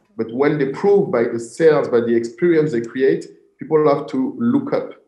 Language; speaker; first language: English; non-native, fluent; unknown